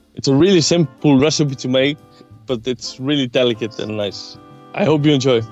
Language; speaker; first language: English; non-native, fluent; Icelandic